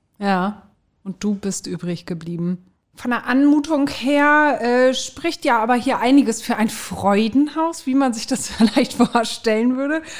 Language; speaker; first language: German; native; German